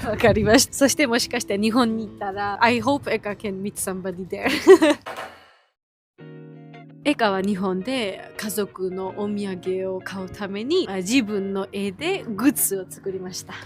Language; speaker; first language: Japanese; non-native, learner; Georgian